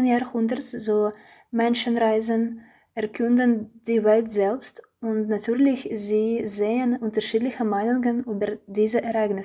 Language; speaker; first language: German; non-native, fluent; Russian